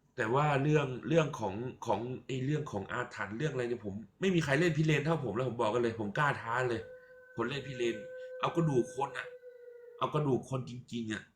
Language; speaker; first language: Thai; native; Thai